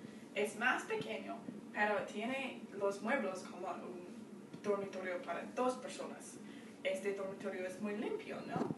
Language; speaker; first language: Spanish; non-native, learner; English